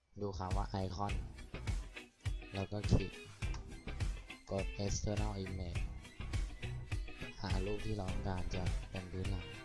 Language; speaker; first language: Thai; native; Thai